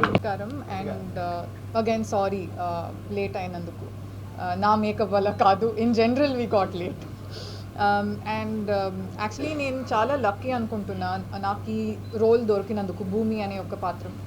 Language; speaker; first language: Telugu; non-native, fluent; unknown